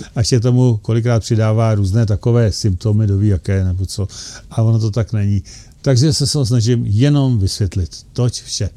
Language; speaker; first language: Czech; native; Czech